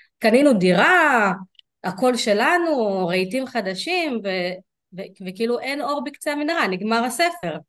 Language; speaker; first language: Hebrew; early bilingual, other home language; Russian